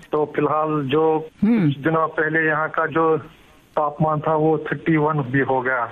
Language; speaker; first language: Hindi; non-native, local second language; Kashmiri